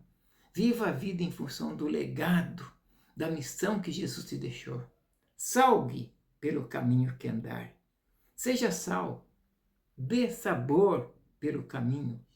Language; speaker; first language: Portuguese; native; Portuguese